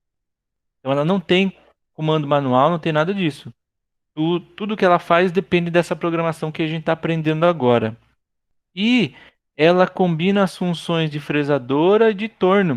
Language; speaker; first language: Portuguese; native; Portuguese